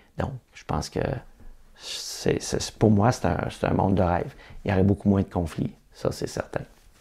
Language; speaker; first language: French; native; French